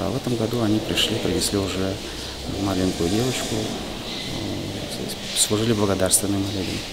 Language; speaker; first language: Russian; native; Russian